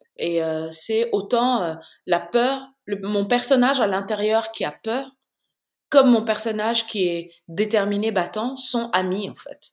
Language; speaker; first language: French; non-native, local second language; Bambara